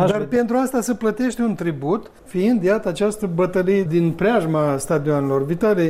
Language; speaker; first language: Romanian; native; Romanian